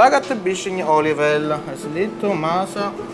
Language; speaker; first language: Latvian; non-native, learner; Italian